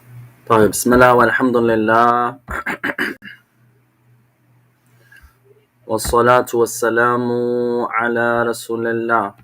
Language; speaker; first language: Arabic; non-native, fluent; English